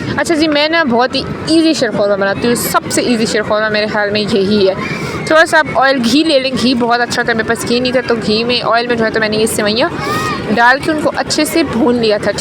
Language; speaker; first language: Urdu; native; Urdu